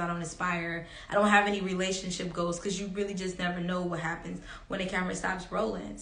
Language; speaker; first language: English; native; English